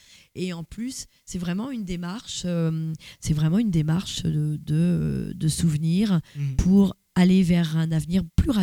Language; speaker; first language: French; native; French